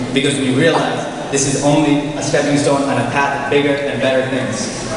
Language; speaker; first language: English; non-native, local second language; Nepali